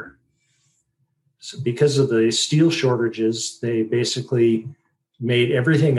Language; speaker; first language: English; native; English